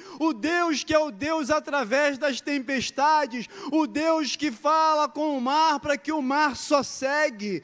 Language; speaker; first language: Portuguese; native; Portuguese